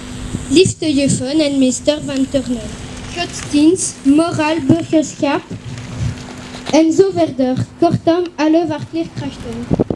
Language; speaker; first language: Dutch; non-native, local second language; French